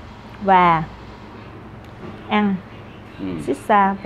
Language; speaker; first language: Vietnamese; non-native, learner; Korean